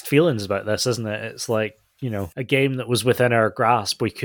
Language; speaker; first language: English; native; English